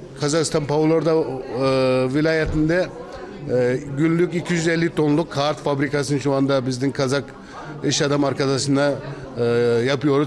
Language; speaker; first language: Turkish; non-native, fluent; Kazakh